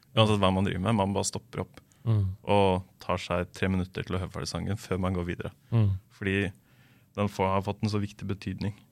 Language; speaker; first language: Norwegian; native; Norwegian